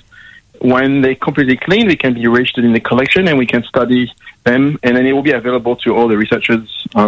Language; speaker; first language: English; non-native, fluent; French